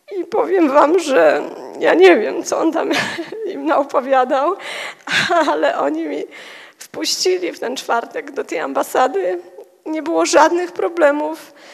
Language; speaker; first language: Polish; native; Polish